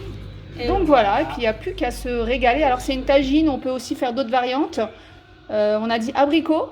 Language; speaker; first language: French; native; French